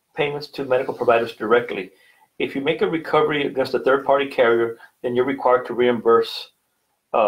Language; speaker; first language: English; native; English